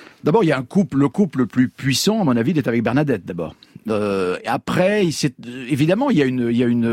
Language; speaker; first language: French; native; French